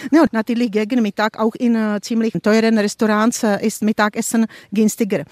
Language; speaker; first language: German; non-native, fluent; Czech